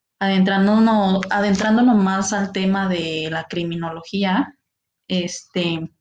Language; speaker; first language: Spanish; native; Spanish